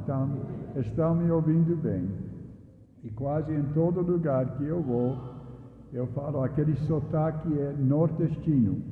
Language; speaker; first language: Portuguese; non-native, fluent; English